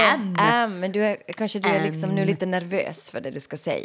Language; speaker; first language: Swedish; native; Swedish